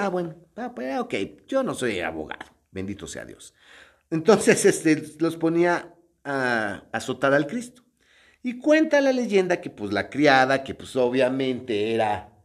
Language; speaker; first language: Spanish; native; Spanish